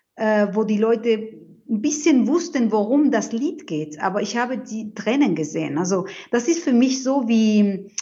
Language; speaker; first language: German; non-native, fluent; Spanish